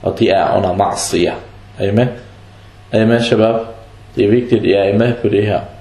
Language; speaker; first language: Danish; non-native, fluent; Arabic